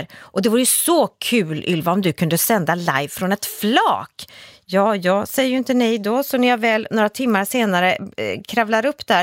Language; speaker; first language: Swedish; native; Swedish